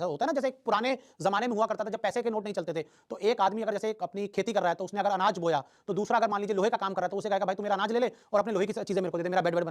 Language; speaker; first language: Hindi; native; Hindi